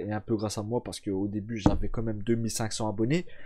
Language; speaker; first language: French; early bilingual, other home language; Turkish